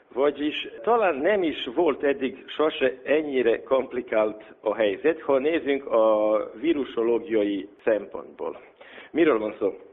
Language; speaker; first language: Hungarian; non-native, local second language; Serbian